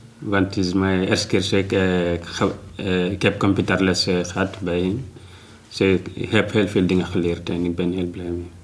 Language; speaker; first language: Dutch; non-native, learner; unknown